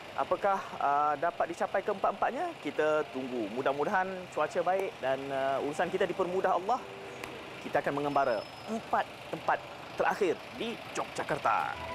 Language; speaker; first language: Malay; native; Malay